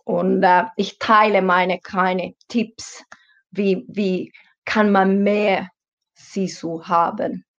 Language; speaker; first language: German; non-native, learner; Finnish